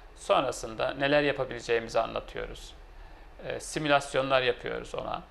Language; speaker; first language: Turkish; native; Turkish